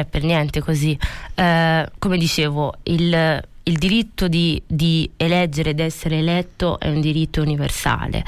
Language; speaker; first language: Italian; early bilingual, other home language; Arabic